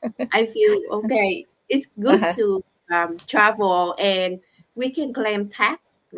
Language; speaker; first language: English; non-native, learner; Vietnamese